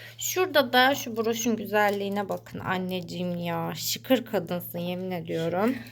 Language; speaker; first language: Turkish; native; Turkish